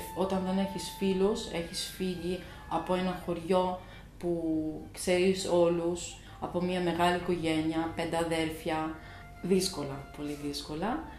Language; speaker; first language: Greek; non-native, fluent; Albanian